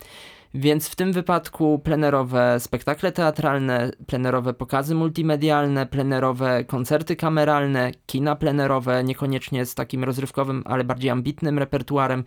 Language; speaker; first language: Polish; native; Polish